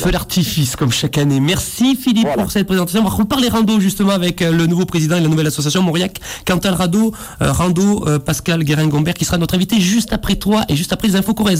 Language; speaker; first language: French; native; French